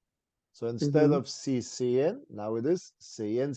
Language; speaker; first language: German; non-native, fluent; English